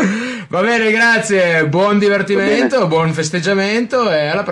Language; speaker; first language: Italian; native; Italian